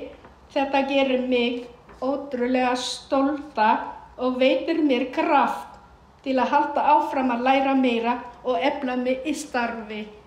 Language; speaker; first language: Icelandic; non-native, fluent; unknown